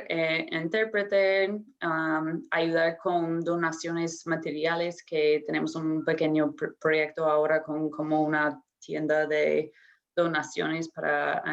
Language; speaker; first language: Spanish; non-native, fluent; English